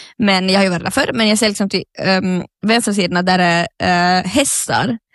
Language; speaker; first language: Swedish; native; Swedish